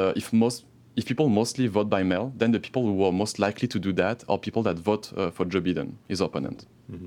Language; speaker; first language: English; non-native, fluent; French